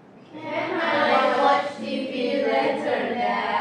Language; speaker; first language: English; non-native, learner; Indonesian